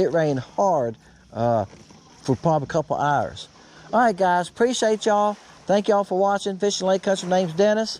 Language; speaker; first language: English; native; English